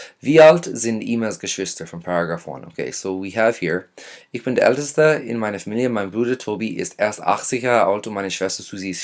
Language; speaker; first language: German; non-native, fluent; English